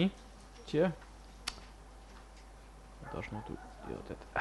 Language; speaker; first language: Russian; non-native, fluent; English